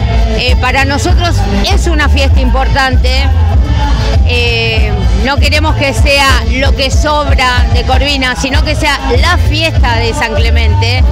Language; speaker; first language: Spanish; native; Spanish